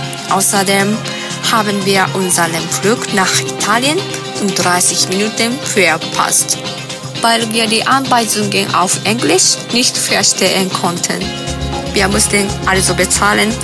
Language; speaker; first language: German; non-native, learner; Japanese